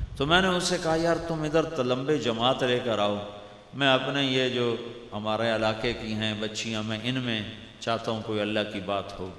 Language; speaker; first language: Urdu; non-native, local second language; Punjabi